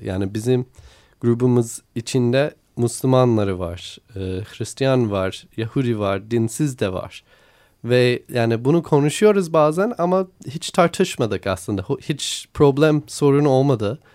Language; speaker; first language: Turkish; non-native, learner; English